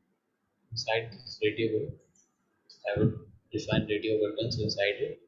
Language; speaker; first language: English; non-native, fluent; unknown